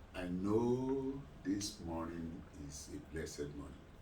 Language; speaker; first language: English; non-native, local second language; Yoruba